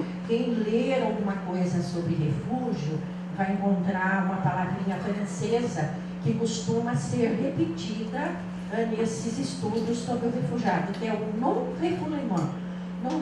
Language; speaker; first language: Portuguese; native; Portuguese